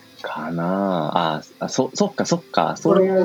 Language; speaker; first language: Japanese; native; Japanese